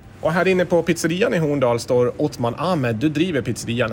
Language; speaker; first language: Swedish; native; Swedish